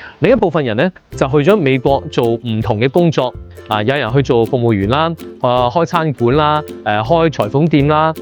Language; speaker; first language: Cantonese; native; Cantonese